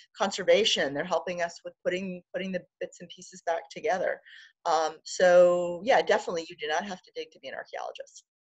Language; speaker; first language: English; native; English